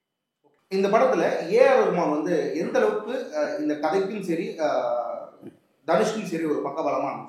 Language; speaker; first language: Tamil; native; Tamil